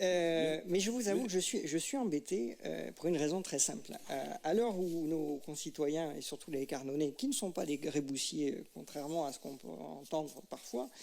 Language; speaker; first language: French; native; French